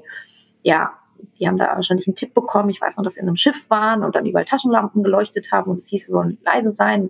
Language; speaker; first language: German; early bilingual, other home language; Tamil